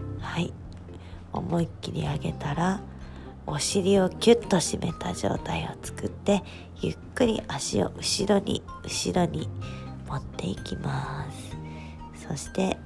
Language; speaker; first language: Japanese; native; Japanese